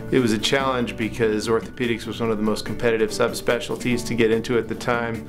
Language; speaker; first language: English; native; English